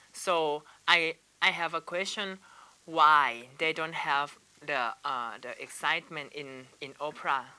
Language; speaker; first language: English; non-native, learner; Thai